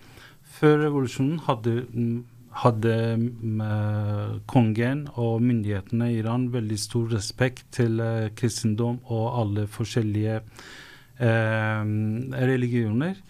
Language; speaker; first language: Norwegian; non-native, fluent; Persian